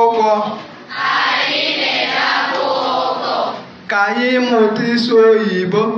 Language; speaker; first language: Igbo; non-native, learner; Chinese